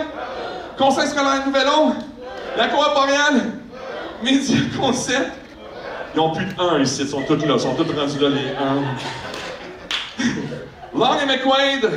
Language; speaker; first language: French; native; French